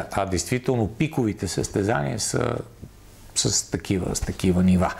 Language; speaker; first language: Bulgarian; native; Bulgarian